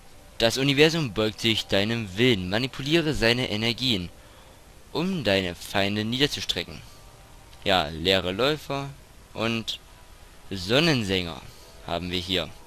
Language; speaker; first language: German; native; German